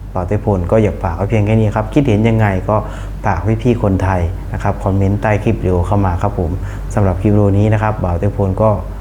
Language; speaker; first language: Thai; non-native, fluent; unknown